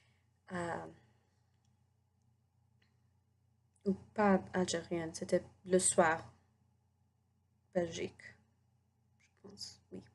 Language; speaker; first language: French; non-native, learner; English